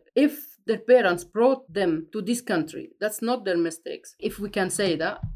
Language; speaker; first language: English; non-native, fluent; Arabic